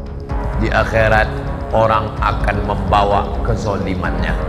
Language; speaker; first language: Indonesian; native; Indonesian